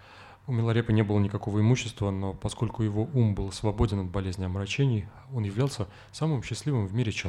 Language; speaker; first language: Russian; native; Russian